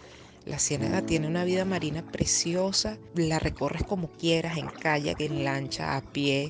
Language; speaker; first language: Spanish; native; Spanish